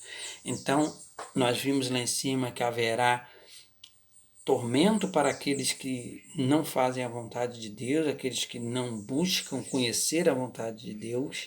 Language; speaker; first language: Portuguese; native; Portuguese